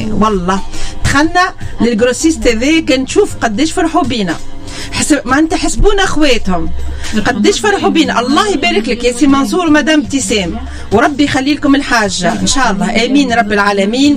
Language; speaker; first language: Arabic; native; Arabic